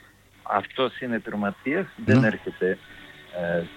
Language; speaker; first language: Greek; non-native, fluent; Serbian